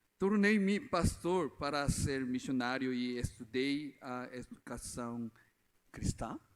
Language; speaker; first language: Portuguese; non-native, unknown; Korean